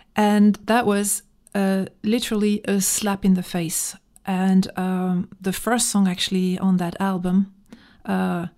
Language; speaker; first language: English; non-native, fluent; French